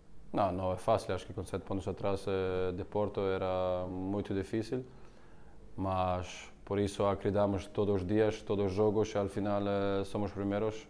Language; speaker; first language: Portuguese; non-native, learner; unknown